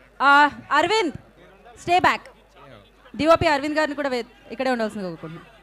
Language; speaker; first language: Telugu; native; Telugu